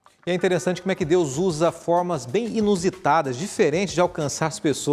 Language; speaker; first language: Portuguese; native; Portuguese